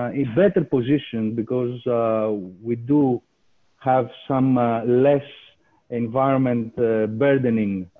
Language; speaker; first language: English; non-native, fluent; Greek